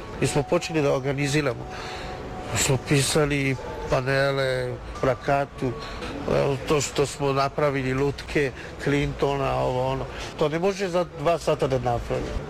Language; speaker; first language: Serbian; non-native, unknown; Chinese